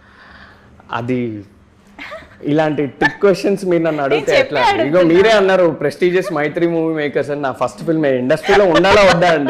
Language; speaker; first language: Telugu; native; Telugu